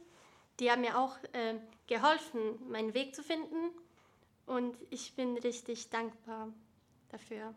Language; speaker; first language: German; early bilingual, other home language; Bosnian